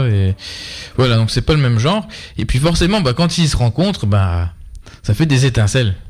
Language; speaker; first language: French; native; French